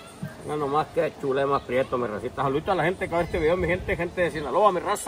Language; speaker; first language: Spanish; native; Spanish